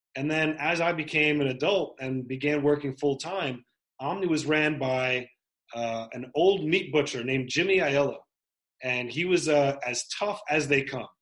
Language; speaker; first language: English; native; English